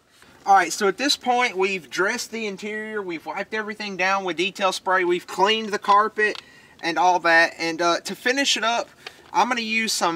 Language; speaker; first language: English; native; English